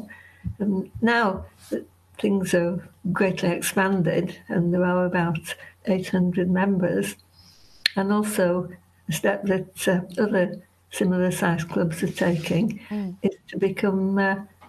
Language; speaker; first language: English; native; English